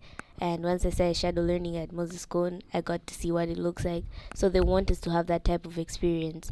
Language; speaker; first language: English; non-native, local second language; Nyanja